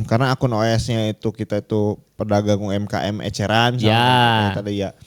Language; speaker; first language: Indonesian; native; Indonesian